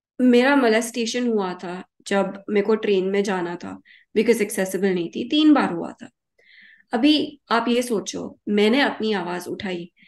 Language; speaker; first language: Hindi; early bilingual, heritage; Hindi